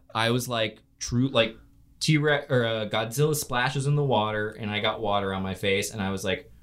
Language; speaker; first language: English; native; English